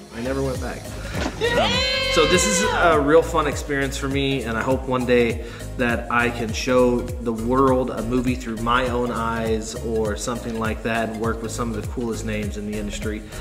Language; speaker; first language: English; native; English